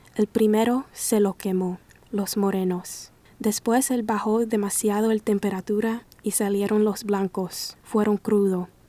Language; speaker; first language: Spanish; early bilingual, heritage; Spanish